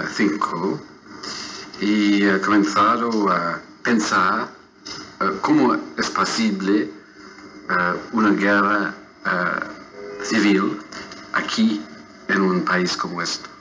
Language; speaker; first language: Spanish; non-native, fluent; English